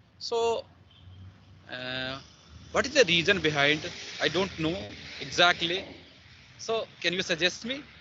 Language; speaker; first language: English; non-native, learner; Hindi